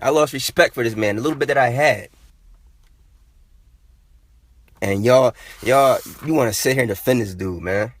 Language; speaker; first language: English; native; English